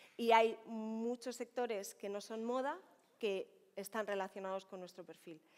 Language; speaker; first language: Spanish; native; Spanish